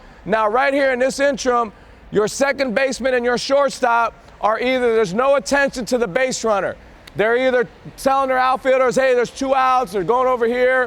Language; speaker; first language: English; native; English